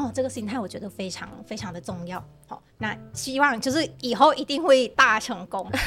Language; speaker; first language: Chinese; non-native, fluent; Thai